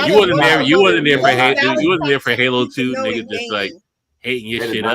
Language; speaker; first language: English; native; English